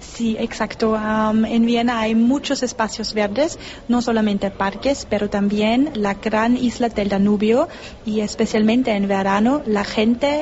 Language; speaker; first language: Spanish; non-native, learner; German